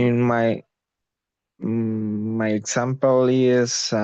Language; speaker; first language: English; non-native, learner; Spanish